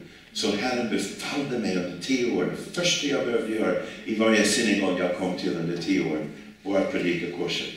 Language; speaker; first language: Swedish; non-native, fluent; English